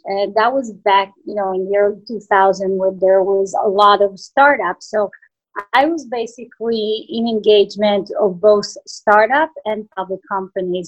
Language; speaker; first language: English; non-native, fluent; Hebrew